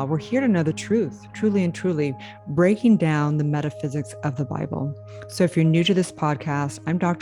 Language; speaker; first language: English; native; English